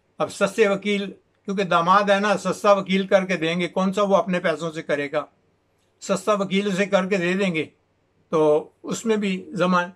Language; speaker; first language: Urdu; native; Urdu